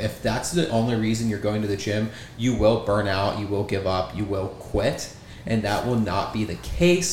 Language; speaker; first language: English; native; English